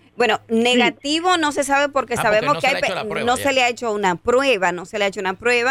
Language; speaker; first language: Spanish; native; Spanish